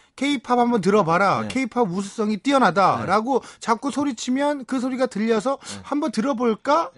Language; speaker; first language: Korean; native; Korean